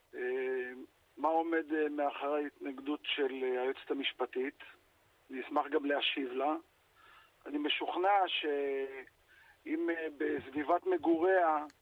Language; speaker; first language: Hebrew; native; Hebrew